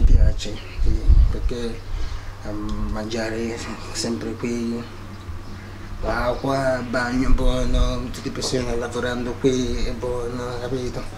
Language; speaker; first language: Italian; non-native, learner; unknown